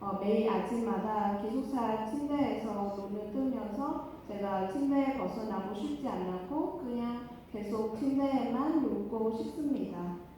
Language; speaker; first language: Korean; non-native, fluent; Vietnamese